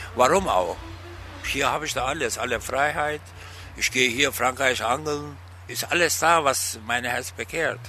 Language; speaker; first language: German; non-native, learner; Turkish